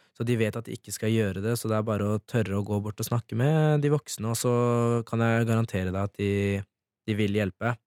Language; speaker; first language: Norwegian; early bilingual, other home language; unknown